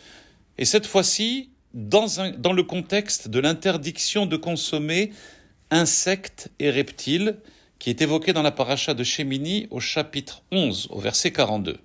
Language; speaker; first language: French; native; French